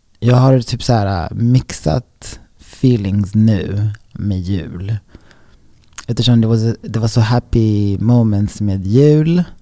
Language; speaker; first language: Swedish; early bilingual, other home language; Rundi